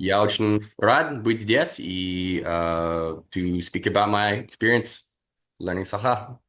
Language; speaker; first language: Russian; non-native, fluent; English